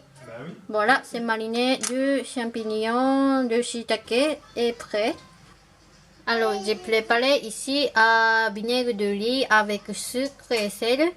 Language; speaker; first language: French; non-native, learner; Japanese